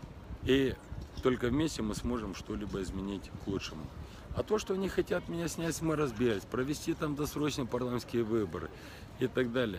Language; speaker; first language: Russian; native; Russian